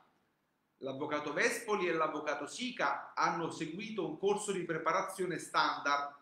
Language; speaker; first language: Italian; native; Italian